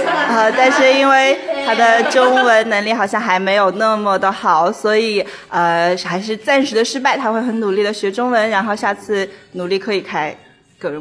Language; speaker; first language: Chinese; native; Chinese